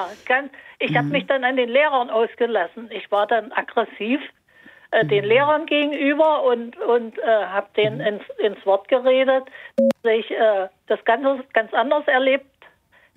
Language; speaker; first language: German; native; German